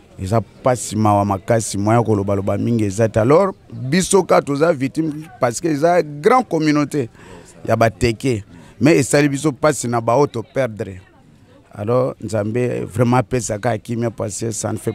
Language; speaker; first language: Lingala; non-native, local second language; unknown